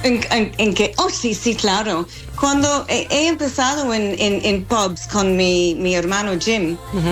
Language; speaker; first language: Spanish; non-native, fluent; English